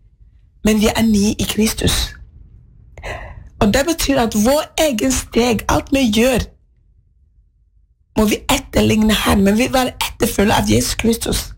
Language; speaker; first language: Norwegian; non-native, fluent; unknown